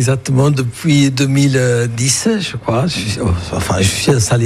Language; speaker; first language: French; non-native, fluent; Italian